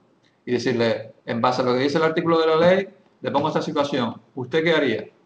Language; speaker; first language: Spanish; native; Spanish